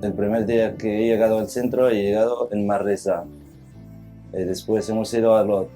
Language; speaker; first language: Spanish; non-native, fluent; Arabic